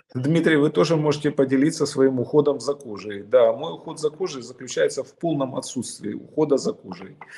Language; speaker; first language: Russian; native; Russian